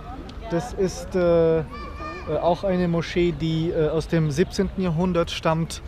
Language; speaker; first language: German; non-native, fluent; Uzbek